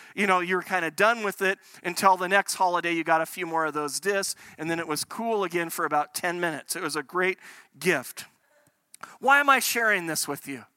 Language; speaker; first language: English; native; English